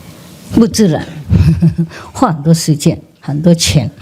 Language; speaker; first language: Chinese; non-native, fluent; Vietnamese